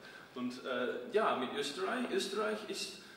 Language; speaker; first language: German; non-native, fluent; English